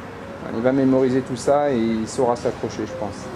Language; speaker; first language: French; native; French